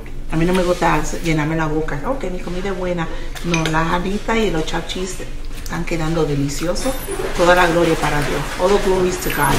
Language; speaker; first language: Spanish; early bilingual, heritage; Spanish